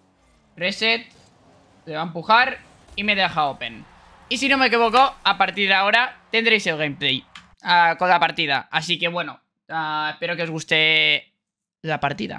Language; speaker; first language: Spanish; native; Spanish